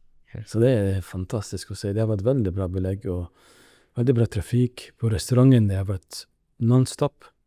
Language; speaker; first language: Norwegian; non-native, learner; Arabic